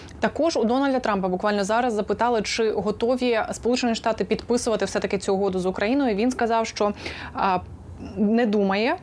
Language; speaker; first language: Ukrainian; native; Ukrainian